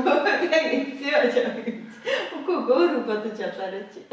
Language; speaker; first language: Mongolian; native; Mongolian